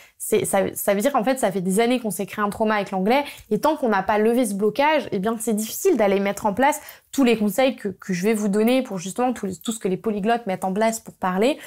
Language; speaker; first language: French; native; French